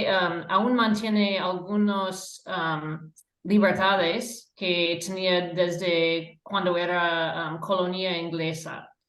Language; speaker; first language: Spanish; non-native, fluent; English